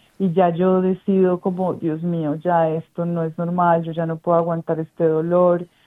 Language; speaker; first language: Spanish; native; Spanish